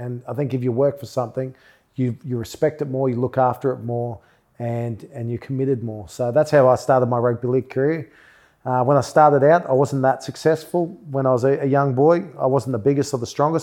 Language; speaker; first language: English; native; English